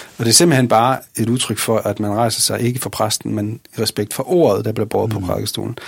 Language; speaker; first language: Danish; native; Danish